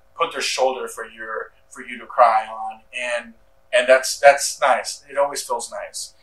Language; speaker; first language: English; early bilingual, other home language; Spanish